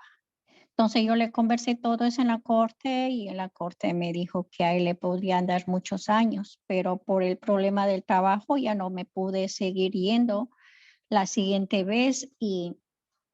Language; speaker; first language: Spanish; native; Spanish